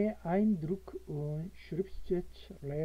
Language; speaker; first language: German; non-native, learner; Korean